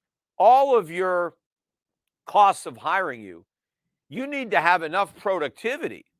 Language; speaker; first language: English; native; English